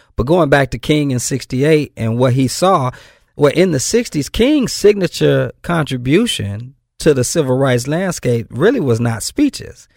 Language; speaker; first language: English; native; English